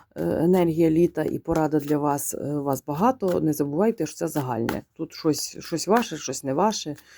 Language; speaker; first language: Ukrainian; non-native, local second language; Russian